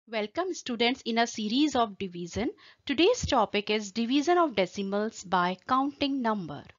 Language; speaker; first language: English; non-native, local second language; Hindi